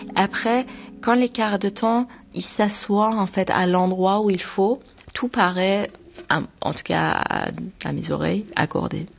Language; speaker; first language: French; non-native, fluent; Arabic